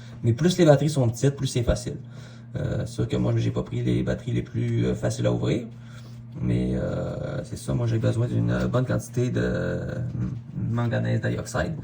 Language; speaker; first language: French; native; French